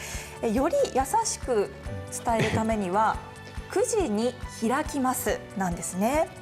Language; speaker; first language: Japanese; native; Japanese